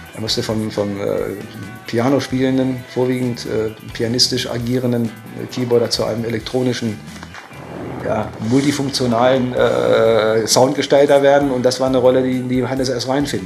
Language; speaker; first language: German; native; German